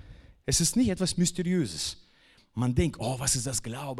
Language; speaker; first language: German; non-native, fluent; Russian